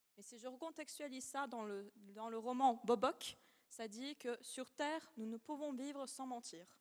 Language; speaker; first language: French; non-native, fluent; Russian